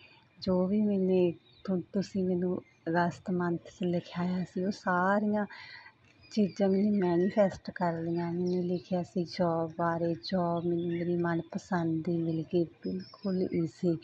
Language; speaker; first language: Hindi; non-native, local second language; Punjabi